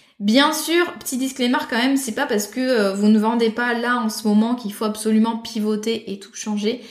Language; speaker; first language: French; native; French